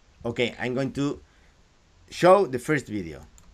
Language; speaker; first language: English; non-native, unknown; Galician